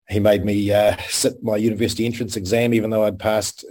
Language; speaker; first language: English; native; English